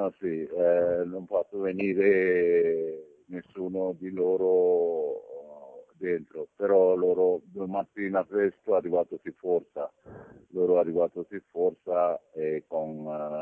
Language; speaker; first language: Italian; non-native, learner; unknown